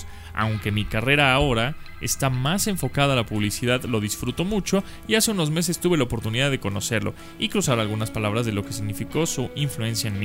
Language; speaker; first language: Spanish; native; Spanish